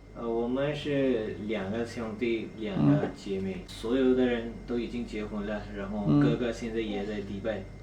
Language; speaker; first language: Chinese; non-native, fluent; Urdu